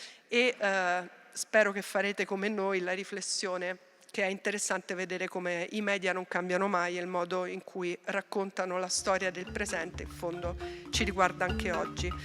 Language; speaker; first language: Italian; native; Italian